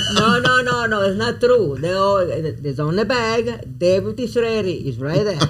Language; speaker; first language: English; non-native, fluent; Italian